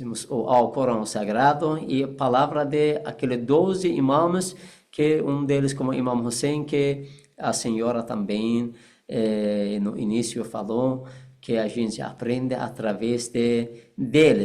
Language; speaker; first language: Portuguese; non-native, fluent; Persian